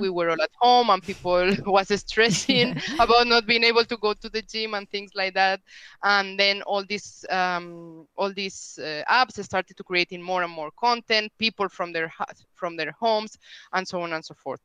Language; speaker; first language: English; non-native, fluent; Spanish